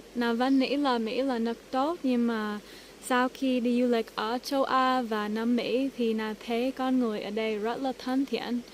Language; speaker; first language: Vietnamese; early bilingual, heritage; English